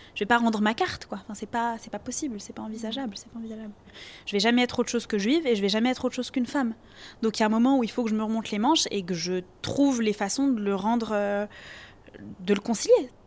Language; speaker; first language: French; native; French